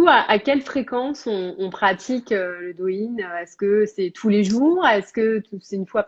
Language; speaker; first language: French; native; French